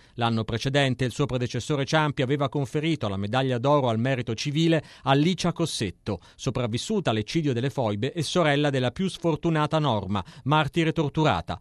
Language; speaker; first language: Italian; native; Italian